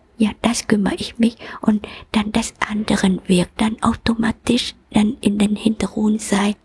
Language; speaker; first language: German; non-native, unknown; Vietnamese